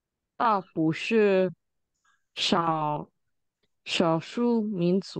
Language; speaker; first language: Chinese; non-native, learner; Indonesian